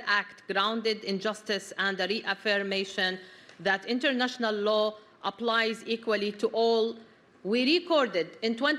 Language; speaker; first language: English; non-native, fluent; Arabic